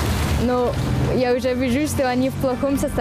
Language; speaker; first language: Russian; non-native, learner; Dutch